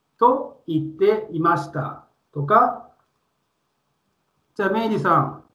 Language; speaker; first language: Japanese; non-native, fluent; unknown